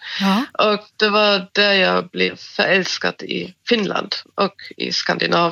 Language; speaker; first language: Swedish; non-native, fluent; German